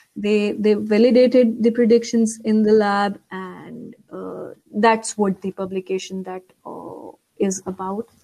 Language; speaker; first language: English; non-native, local second language; Urdu